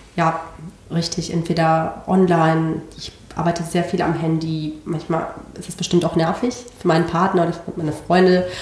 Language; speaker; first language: German; non-native, fluent; Spanish